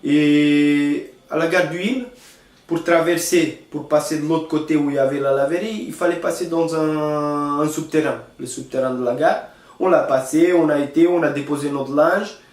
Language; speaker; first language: French; non-native, fluent; Romanian